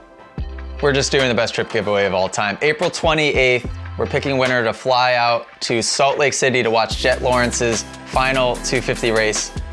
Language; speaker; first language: English; native; English